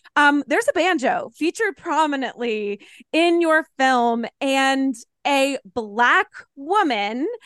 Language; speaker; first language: English; native; English